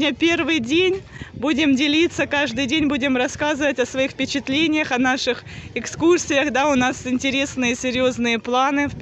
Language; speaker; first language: Russian; native; Russian